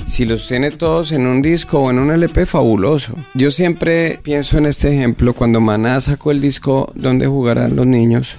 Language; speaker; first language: Spanish; native; Spanish